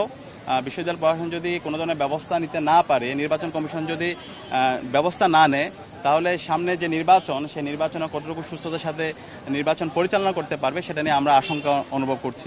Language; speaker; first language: Bangla; native; Bangla